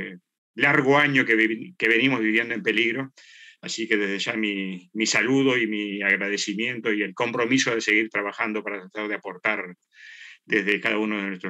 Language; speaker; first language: Spanish; native; Spanish